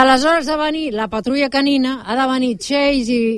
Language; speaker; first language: Catalan; native; Catalan